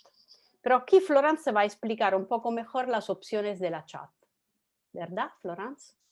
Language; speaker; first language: Spanish; non-native, fluent; Italian